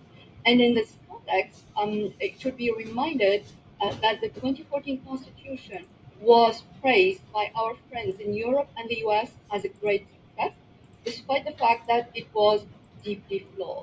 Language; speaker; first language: English; non-native, local second language; Arabic